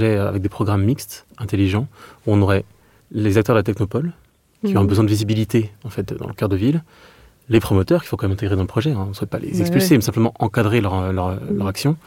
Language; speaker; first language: French; native; French